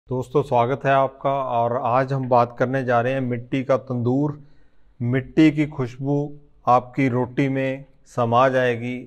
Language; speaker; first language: Hindi; non-native, local second language; Punjabi